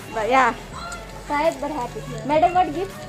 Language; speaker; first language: English; non-native, learner; Hindi